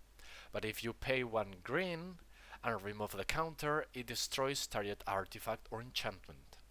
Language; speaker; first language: English; non-native, fluent; Spanish